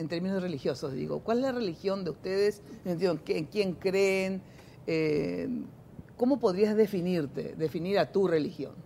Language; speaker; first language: Spanish; native; Spanish